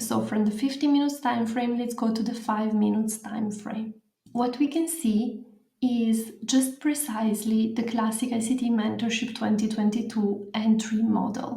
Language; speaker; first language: English; non-native, fluent; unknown